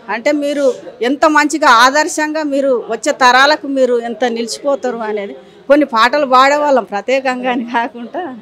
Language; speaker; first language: Telugu; native; Telugu